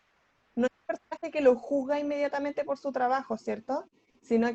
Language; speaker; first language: Spanish; native; Spanish